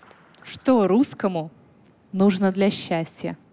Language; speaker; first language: Russian; native; Russian